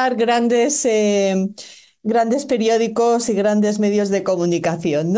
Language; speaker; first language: Spanish; native; Spanish